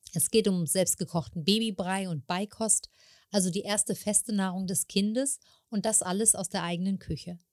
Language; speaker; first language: German; native; German